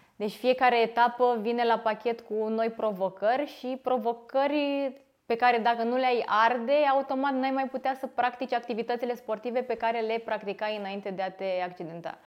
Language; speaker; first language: Romanian; native; Romanian